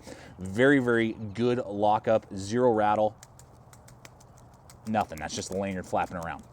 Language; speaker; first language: English; native; English